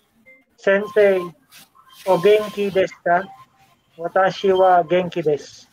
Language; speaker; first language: Japanese; non-native, learner; Filipino